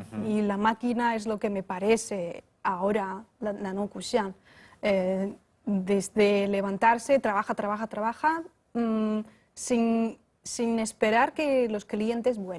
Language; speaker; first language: Spanish; non-native, fluent; Chinese